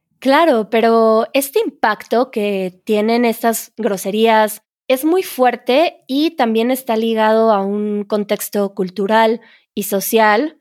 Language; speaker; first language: Spanish; native; Spanish